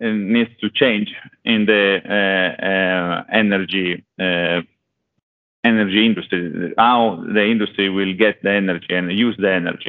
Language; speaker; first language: English; non-native, fluent; Italian